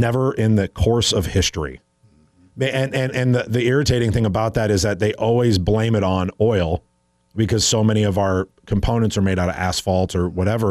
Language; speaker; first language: English; native; English